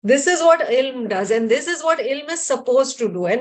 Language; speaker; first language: English; non-native, local second language; Urdu